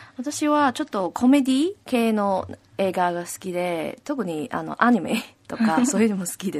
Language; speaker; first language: Japanese; non-native, fluent; Cantonese